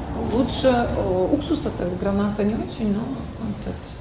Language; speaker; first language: Russian; native; Russian